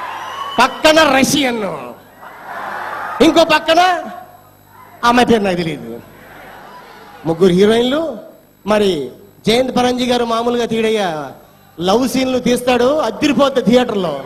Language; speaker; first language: Telugu; native; Telugu